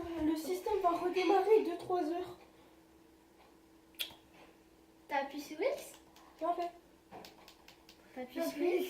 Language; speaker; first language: French; native; French